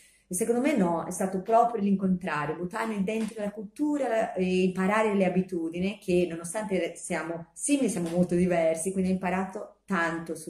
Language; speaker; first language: Italian; non-native, fluent; Portuguese